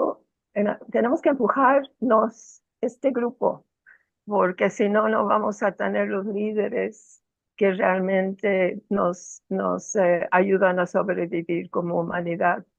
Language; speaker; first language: Spanish; non-native, fluent; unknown